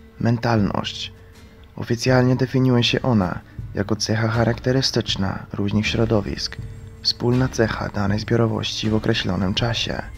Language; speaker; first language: Polish; non-native, fluent; Croatian